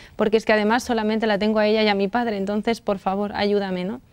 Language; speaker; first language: Spanish; native; Spanish